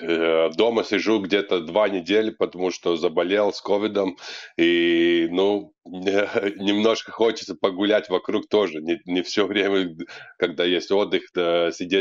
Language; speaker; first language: Russian; non-native, local second language; Latvian